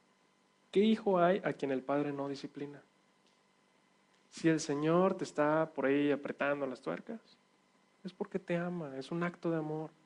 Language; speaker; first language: Spanish; native; Spanish